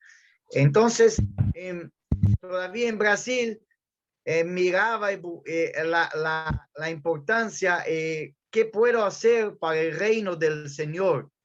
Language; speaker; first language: Spanish; non-native, learner; Portuguese